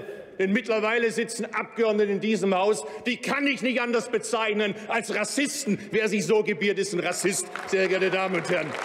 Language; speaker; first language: German; early bilingual, other home language; Turkish